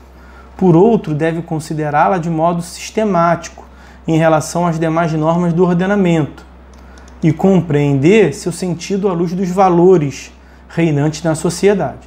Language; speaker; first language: Portuguese; native; Portuguese